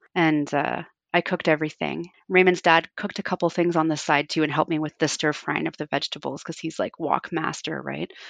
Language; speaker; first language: English; native; English